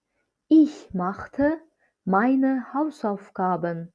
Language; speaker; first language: German; non-native, fluent; Azerbaijani